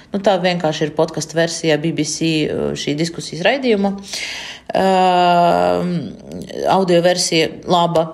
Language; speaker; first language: Latvian; non-native, local second language; Russian